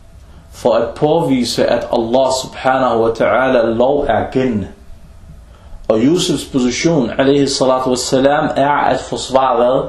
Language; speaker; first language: Danish; non-native, fluent; Arabic